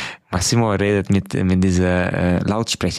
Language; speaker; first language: German; non-native, fluent; Hungarian